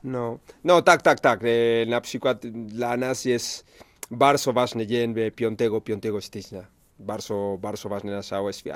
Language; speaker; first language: Polish; non-native, learner; Spanish